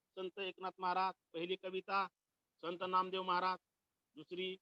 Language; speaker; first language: Hindi; non-native, local second language; Marathi